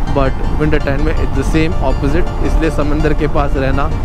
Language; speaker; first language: Hindi; non-native, local second language; Odia